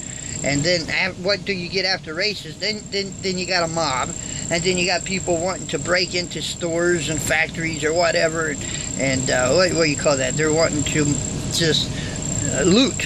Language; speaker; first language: English; native; English